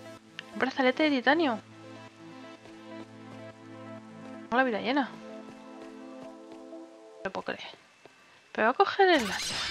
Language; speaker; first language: Spanish; native; Spanish